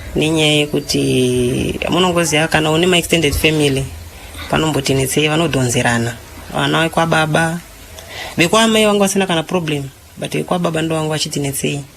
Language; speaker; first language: Shona; non-native, fluent; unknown